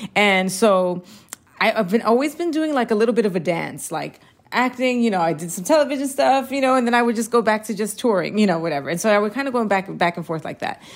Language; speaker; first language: English; early bilingual, other home language; Spanish